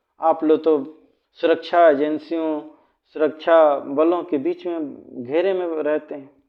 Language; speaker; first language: Hindi; native; Hindi